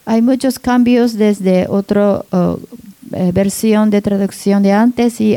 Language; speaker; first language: Spanish; non-native, learner; Japanese